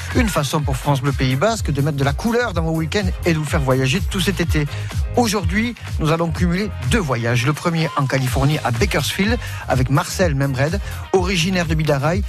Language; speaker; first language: French; native; French